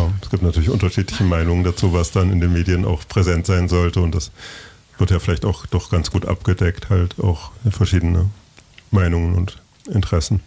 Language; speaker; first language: German; native; German